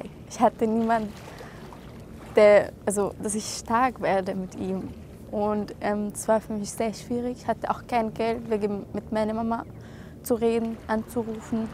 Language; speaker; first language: German; non-native, learner; Arabic